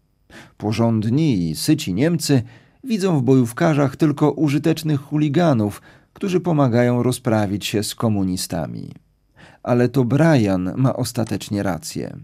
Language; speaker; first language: Polish; native; Polish